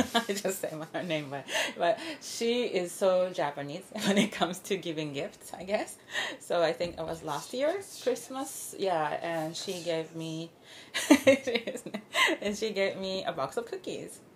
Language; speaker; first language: English; non-native, fluent; Japanese